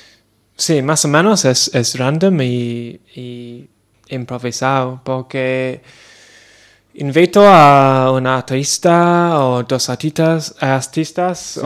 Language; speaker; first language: Spanish; non-native, learner; English